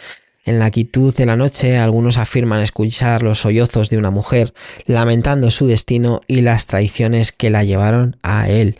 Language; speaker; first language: Spanish; native; Spanish